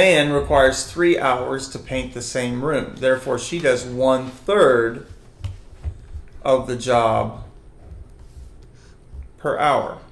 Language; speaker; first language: English; native; English